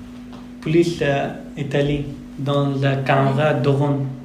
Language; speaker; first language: French; non-native, learner; Persian